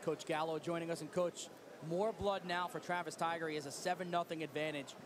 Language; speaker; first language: English; native; English